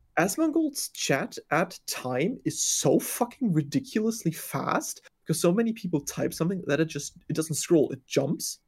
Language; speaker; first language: English; non-native, fluent; German